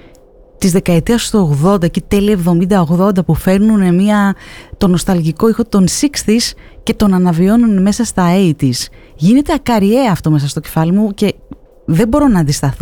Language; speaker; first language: Greek; native; Greek